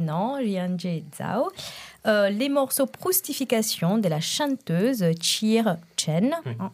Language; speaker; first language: French; non-native, fluent; Italian